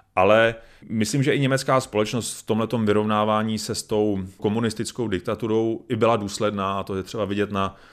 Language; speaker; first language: Czech; native; Czech